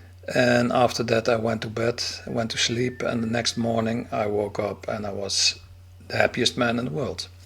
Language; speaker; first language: English; non-native, fluent; Dutch